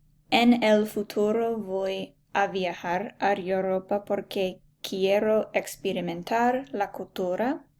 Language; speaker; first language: Spanish; non-native, learner; English